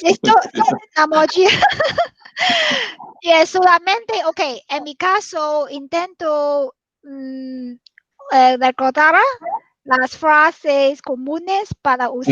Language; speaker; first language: Spanish; non-native, learner; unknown